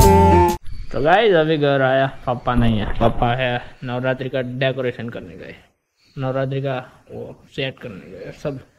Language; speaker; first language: Hindi; native; Hindi